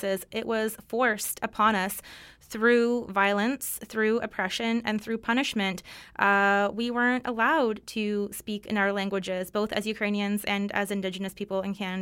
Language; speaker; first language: English; non-native, fluent; Russian